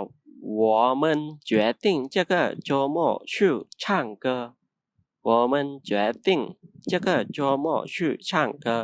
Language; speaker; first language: Chinese; non-native, fluent; Lao